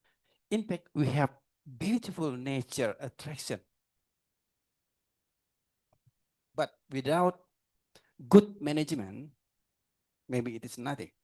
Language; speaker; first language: English; non-native, learner; Indonesian